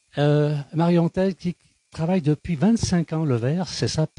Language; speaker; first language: French; native; French